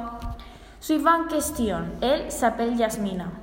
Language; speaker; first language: French; non-native, learner; Spanish